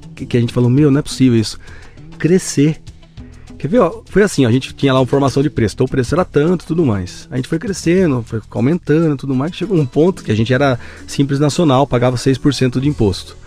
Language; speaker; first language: Portuguese; native; Portuguese